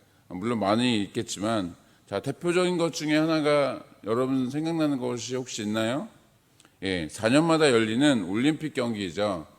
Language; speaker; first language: Korean; native; Korean